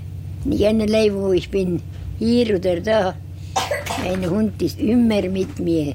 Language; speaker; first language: German; non-native, learner; Estonian